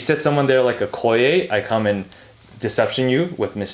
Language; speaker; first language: English; native; English